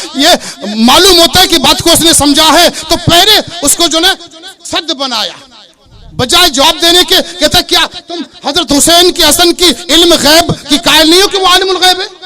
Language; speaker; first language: Urdu; non-native, local second language; Baluchi